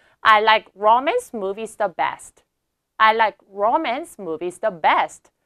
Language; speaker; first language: English; non-native, fluent; Korean